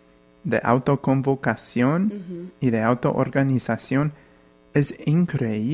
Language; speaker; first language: Spanish; non-native, fluent; English